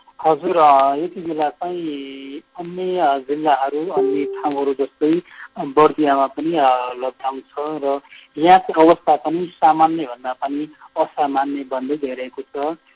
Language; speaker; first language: Nepali; native; Nepali